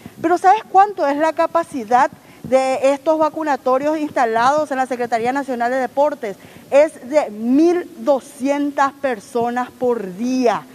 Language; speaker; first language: Spanish; native; Spanish